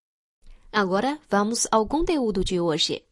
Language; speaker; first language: Portuguese; non-native, fluent; Chinese